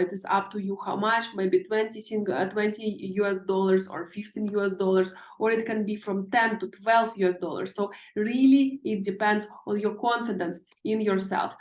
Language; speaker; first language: English; non-native, fluent; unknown